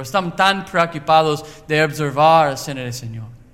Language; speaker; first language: Spanish; non-native, learner; English